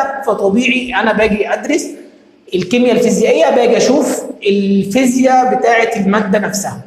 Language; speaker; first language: Arabic; native; Arabic